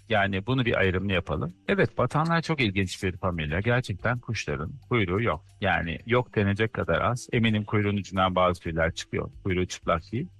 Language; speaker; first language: Turkish; native; Turkish